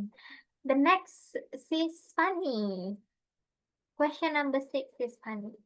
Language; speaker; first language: English; non-native, fluent; Indonesian